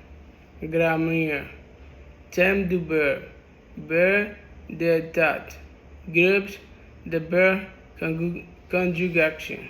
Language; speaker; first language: French; non-native, learner; Spanish